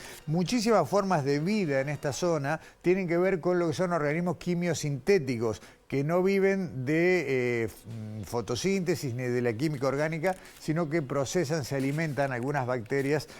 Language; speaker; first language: Spanish; native; Spanish